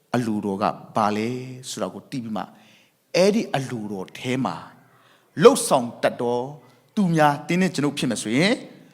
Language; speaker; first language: Burmese; non-native, local second language; Thado Chin